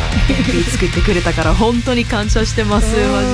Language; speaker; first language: Japanese; non-native, learner; English